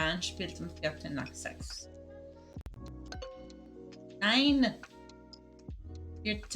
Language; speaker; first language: German; non-native, learner; Spanish